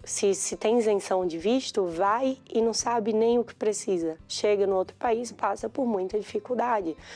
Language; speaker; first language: Portuguese; native; Portuguese